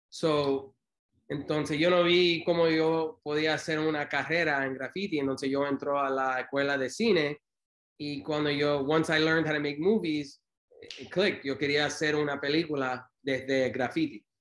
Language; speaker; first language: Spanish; early bilingual, heritage; Spanish